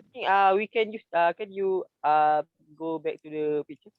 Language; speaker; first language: English; non-native, learner; Malay